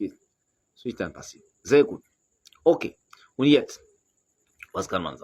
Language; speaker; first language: German; non-native, fluent; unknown